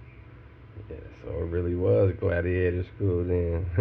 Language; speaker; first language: English; native; English